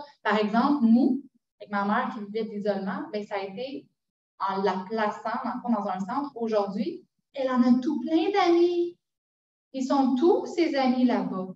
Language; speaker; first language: French; native; French